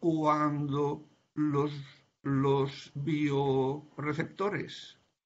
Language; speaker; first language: Spanish; native; Spanish